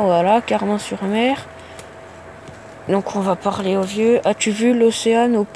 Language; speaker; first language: French; native; French